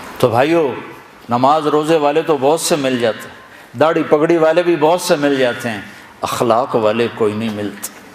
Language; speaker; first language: Urdu; non-native, local second language; Punjabi